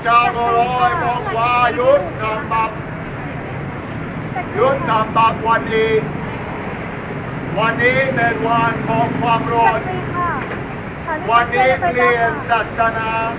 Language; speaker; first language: Thai; non-native, learner; English